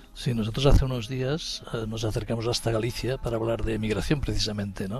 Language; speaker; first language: Spanish; native; Spanish